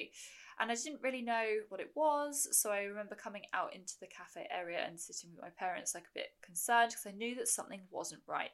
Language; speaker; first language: English; native; English